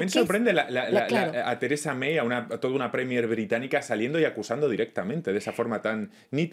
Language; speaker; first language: Spanish; native; Spanish